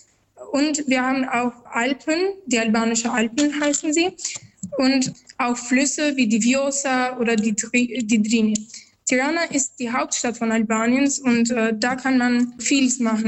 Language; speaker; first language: German; non-native, learner; Albanian